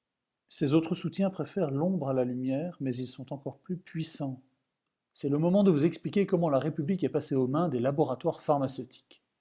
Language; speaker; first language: French; native; French